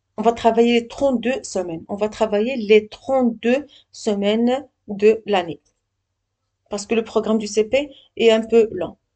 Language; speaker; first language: French; non-native, local second language; Arabic